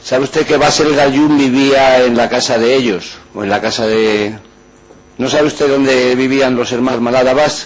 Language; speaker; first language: Spanish; native; Spanish